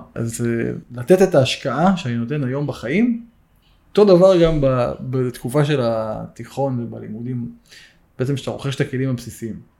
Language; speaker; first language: Hebrew; native; Hebrew